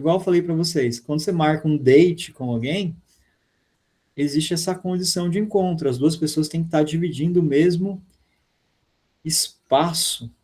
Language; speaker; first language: Portuguese; native; Portuguese